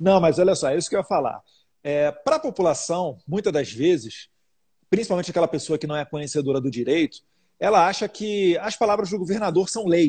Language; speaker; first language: Portuguese; native; Portuguese